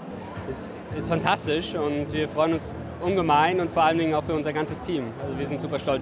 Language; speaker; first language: German; native; German